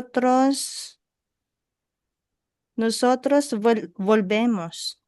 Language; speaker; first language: Spanish; non-native, learner; Filipino